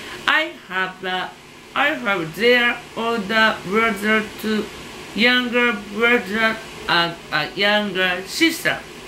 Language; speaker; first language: English; non-native, learner; Japanese